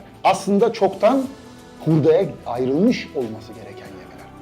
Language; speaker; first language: Turkish; native; Turkish